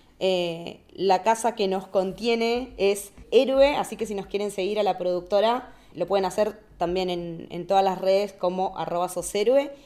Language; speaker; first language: Spanish; native; Spanish